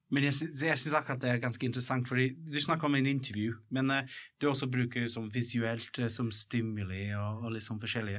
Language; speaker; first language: Norwegian; non-native, fluent; English